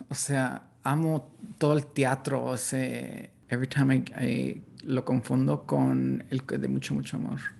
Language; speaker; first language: Spanish; early bilingual, heritage; Spanish